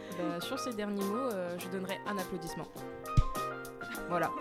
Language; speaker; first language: French; native; French